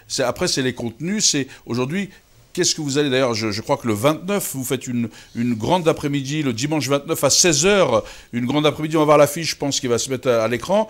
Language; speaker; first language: French; early bilingual, other home language; Kabyle